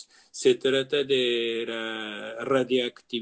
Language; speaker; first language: Spanish; non-native, learner; Japanese